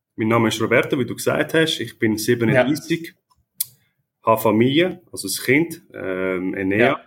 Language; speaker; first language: German; early bilingual, other home language; Italian